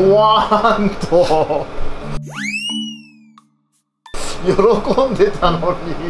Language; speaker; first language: Japanese; native; Japanese